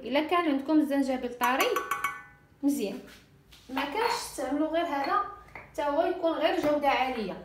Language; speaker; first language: Arabic; native; Arabic